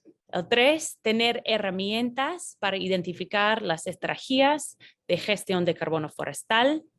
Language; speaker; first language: Spanish; non-native, fluent; English